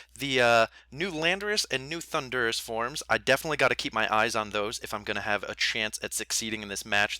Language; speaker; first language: English; native; English